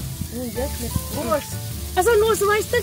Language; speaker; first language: German; non-native, learner; Filipino